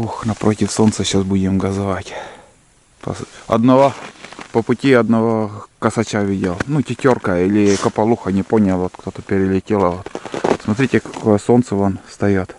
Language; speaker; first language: Russian; native; Russian